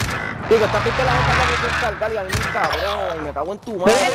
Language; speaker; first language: Spanish; native; Spanish